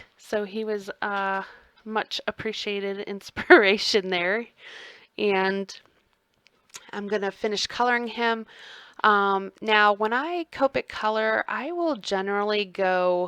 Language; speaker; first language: English; native; English